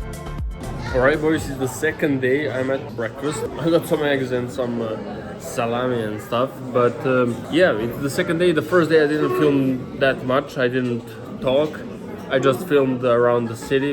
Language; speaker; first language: English; non-native, fluent; Serbian